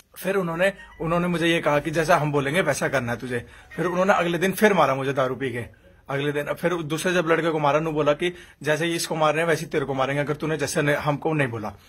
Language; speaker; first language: Hindi; native; Hindi